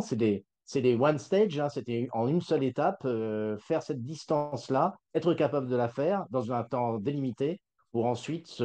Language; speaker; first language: French; native; French